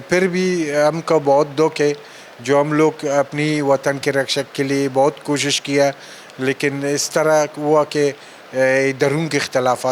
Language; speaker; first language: Hindi; non-native, fluent; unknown